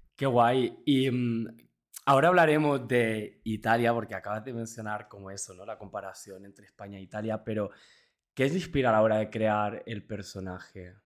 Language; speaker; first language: Spanish; native; Spanish